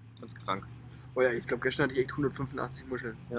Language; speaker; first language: German; native; German